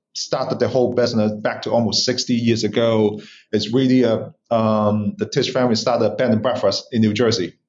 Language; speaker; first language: English; non-native, local second language; Cantonese